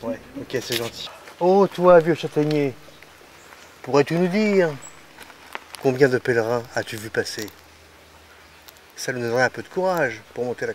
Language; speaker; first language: French; native; French